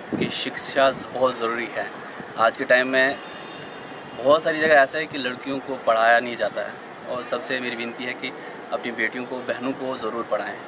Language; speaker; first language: Hindi; non-native, local second language; Kashmiri